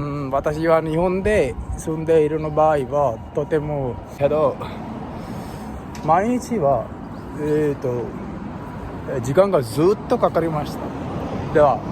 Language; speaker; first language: Japanese; non-native, learner; Sinhala